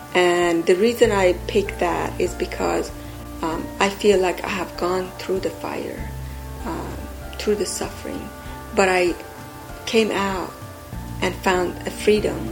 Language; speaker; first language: English; non-native, fluent; Persian